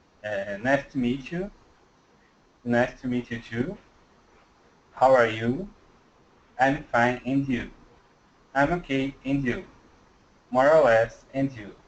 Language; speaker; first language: English; non-native, learner; Portuguese